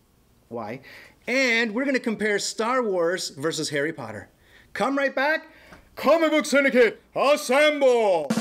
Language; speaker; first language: English; native; English